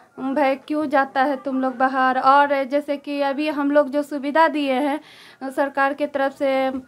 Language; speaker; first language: Hindi; native; Hindi